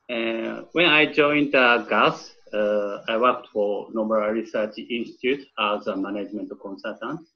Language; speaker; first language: English; non-native, learner; Japanese